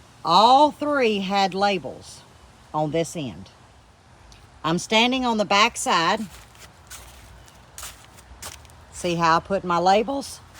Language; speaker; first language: English; native; English